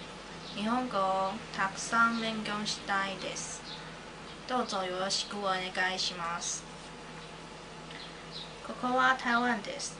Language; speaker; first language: Japanese; non-native, learner; Chinese